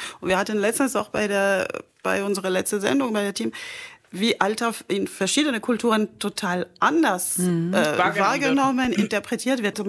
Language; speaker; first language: German; non-native, fluent; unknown